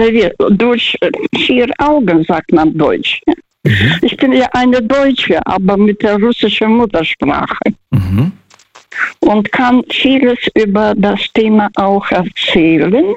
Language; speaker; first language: German; non-native, fluent; Russian